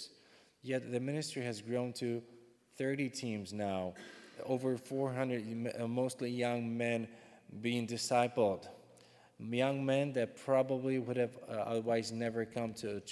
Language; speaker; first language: English; non-native, fluent; Czech